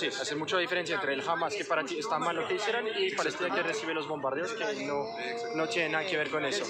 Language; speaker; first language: Spanish; non-native, fluent; French